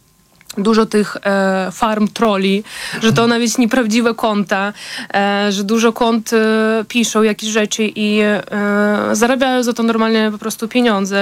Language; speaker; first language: Polish; non-native, fluent; Ukrainian